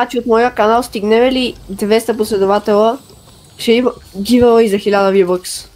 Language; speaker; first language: Bulgarian; native; Bulgarian